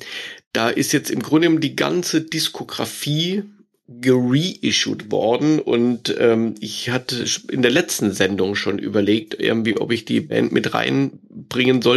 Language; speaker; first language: German; native; German